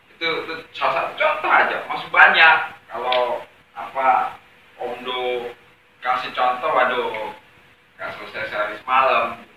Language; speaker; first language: Indonesian; non-native, local second language; Javanese